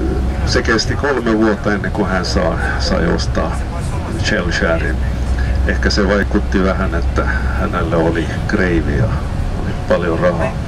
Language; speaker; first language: Finnish; non-native, local second language; Swedish